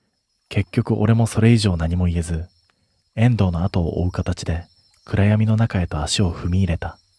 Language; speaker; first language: Japanese; native; Japanese